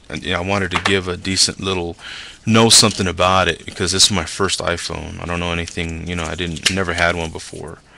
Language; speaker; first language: English; native; English